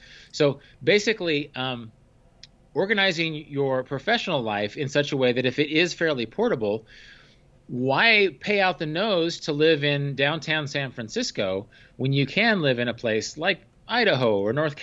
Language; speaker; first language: English; native; English